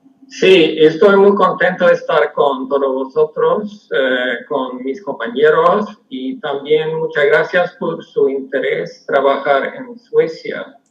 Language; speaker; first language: Spanish; non-native, fluent; Swedish